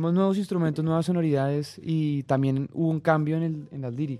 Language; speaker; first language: Spanish; native; Spanish